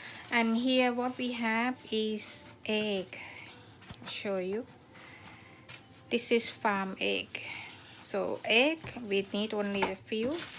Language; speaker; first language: English; non-native, learner; Thai